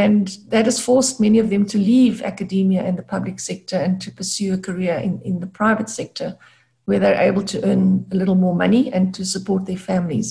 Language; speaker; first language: English; native; English